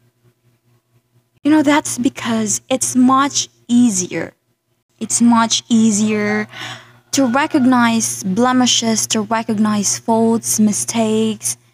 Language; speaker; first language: English; non-native, local second language; Cebuano